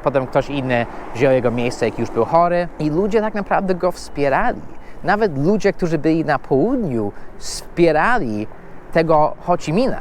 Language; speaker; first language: Polish; non-native, fluent; English